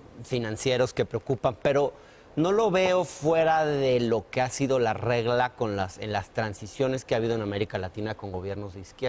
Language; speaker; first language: Spanish; native; Spanish